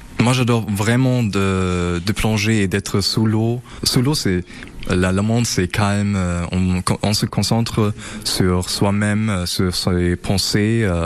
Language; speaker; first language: French; non-native, learner; German